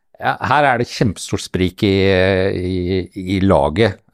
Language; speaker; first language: Norwegian; native; Norwegian